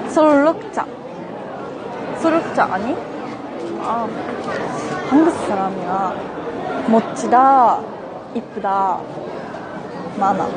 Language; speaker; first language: Korean; non-native, learner; Japanese